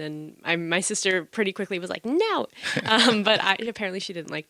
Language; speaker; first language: English; native; English